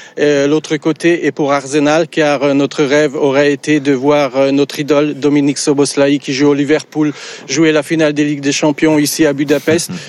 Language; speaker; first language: French; early bilingual, other home language; Hungarian